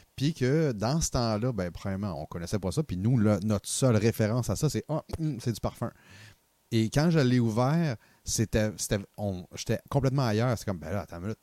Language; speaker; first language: French; native; French